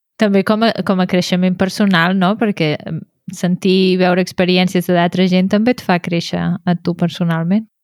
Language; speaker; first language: Catalan; native; Catalan